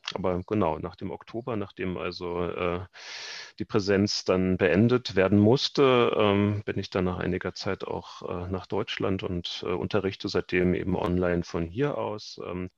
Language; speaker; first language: German; native; German